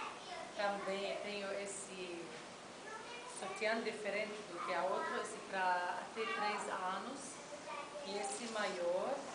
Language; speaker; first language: Portuguese; non-native, fluent; Arabic